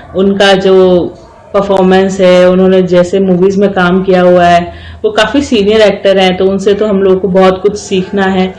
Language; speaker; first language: Hindi; native; Hindi